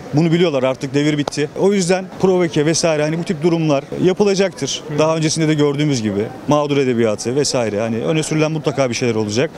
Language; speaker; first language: Turkish; native; Turkish